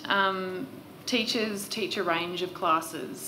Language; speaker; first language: English; native; English